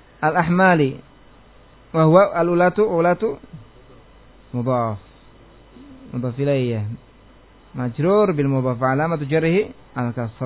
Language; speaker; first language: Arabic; non-native, fluent; Indonesian